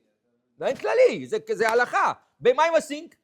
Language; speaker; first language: Hebrew; non-native, fluent; English